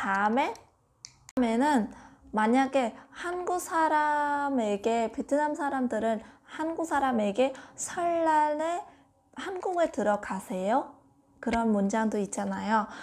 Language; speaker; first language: Korean; non-native, learner; Vietnamese